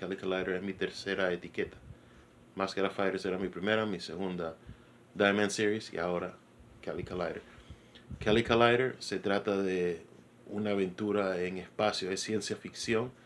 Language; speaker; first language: Spanish; early bilingual, heritage; Spanish